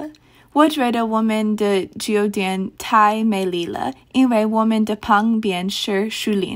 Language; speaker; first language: Chinese; non-native, learner; English